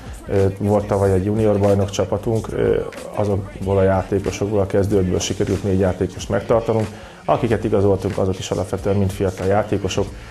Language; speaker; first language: Hungarian; native; Hungarian